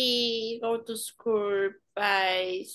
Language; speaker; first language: English; non-native, learner; Vietnamese